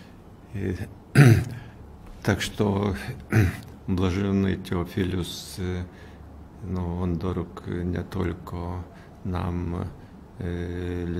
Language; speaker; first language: Russian; non-native, fluent; Lithuanian